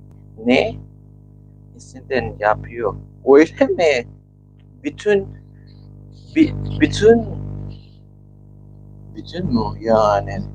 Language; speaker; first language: Turkish; non-native, learner; Filipino